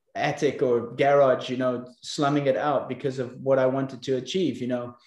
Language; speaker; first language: English; native; English